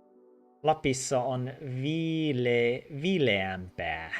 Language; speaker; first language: Finnish; non-native, learner; English